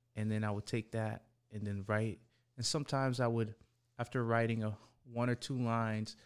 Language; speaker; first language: English; early bilingual, other home language; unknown